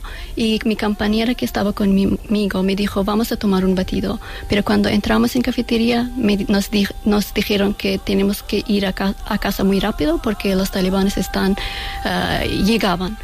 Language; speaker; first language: Spanish; non-native, learner; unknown